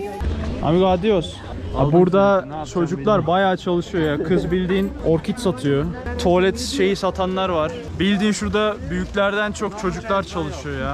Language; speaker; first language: Turkish; native; Turkish